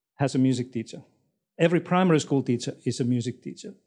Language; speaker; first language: English; non-native, fluent; Finnish